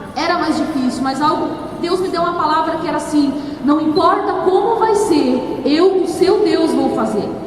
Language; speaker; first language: Portuguese; native; Portuguese